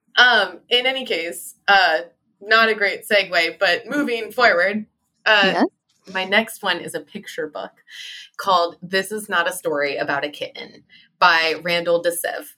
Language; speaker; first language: English; native; English